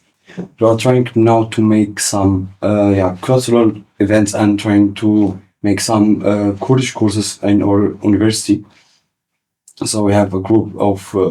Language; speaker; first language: English; early bilingual, other home language; Kurdish